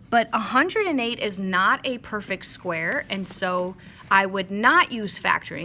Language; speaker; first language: English; native; English